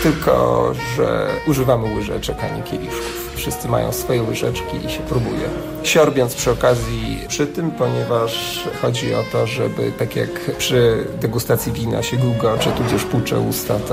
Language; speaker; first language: Polish; native; Polish